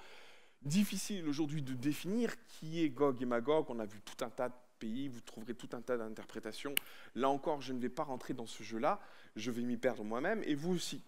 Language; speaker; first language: French; native; French